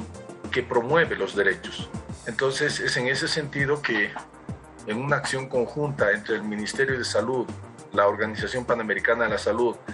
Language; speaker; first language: Spanish; native; Spanish